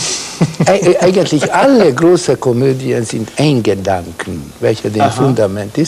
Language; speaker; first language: German; non-native, fluent; Hungarian